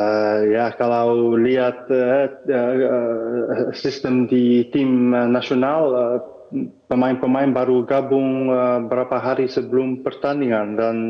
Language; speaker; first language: Indonesian; early bilingual, heritage; Dutch